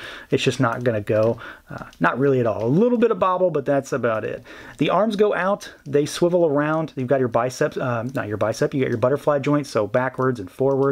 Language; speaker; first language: English; native; English